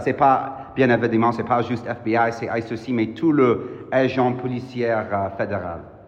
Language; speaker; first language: French; non-native, learner; English